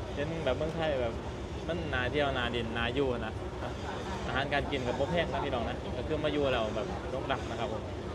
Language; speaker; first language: Thai; native; Thai